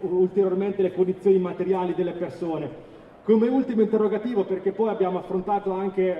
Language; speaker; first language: Italian; native; Italian